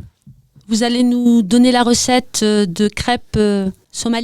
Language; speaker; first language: French; native; French